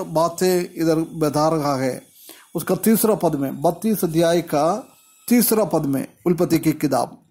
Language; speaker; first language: Hindi; non-native, local second language; Malayalam